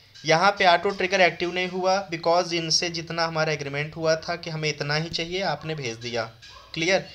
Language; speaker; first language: Hindi; native; Hindi